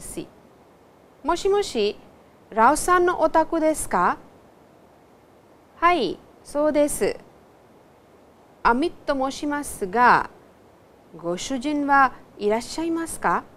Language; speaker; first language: Japanese; non-native, fluent; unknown